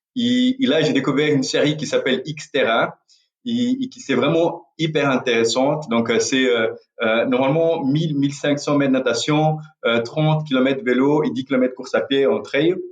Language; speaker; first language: French; non-native, fluent; Portuguese